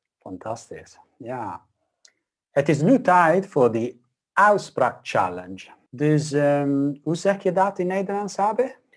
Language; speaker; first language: Dutch; non-native, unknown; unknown